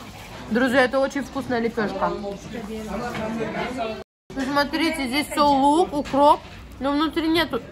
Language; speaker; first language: Russian; native; Russian